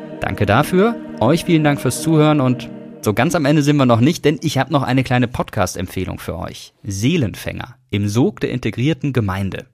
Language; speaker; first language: German; native; German